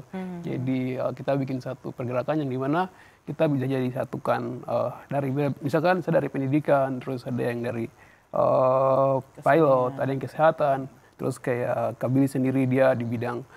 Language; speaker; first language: Indonesian; non-native, local second language; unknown